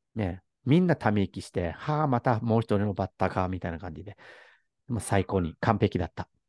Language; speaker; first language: Japanese; native; Japanese